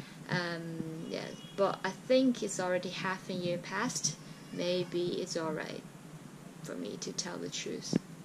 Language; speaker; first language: English; non-native, fluent; Chinese